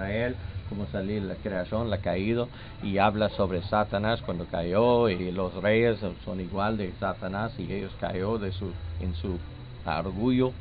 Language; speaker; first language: Spanish; non-native, learner; English